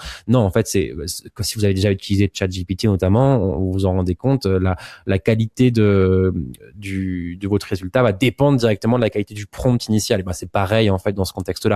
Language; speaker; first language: French; native; French